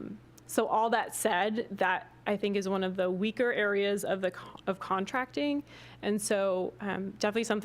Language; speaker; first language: English; native; English